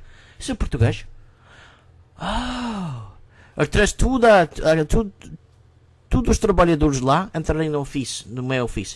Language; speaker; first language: Portuguese; non-native, learner; English